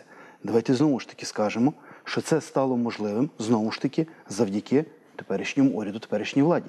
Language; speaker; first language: Ukrainian; native; Ukrainian